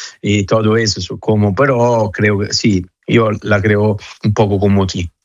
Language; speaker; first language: Spanish; non-native, fluent; Italian